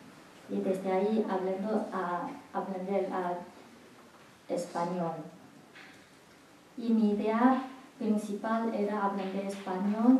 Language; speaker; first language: Spanish; non-native, learner; Chinese